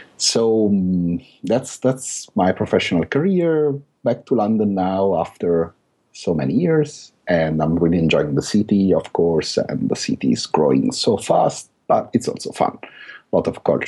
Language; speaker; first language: English; non-native, fluent; Italian